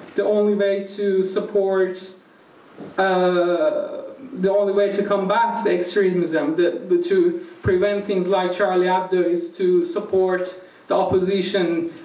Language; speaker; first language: English; non-native, fluent; Persian